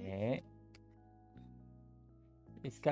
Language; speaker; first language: French; native; French